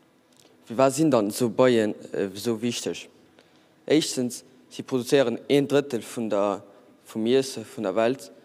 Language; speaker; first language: German; non-native, learner; Portuguese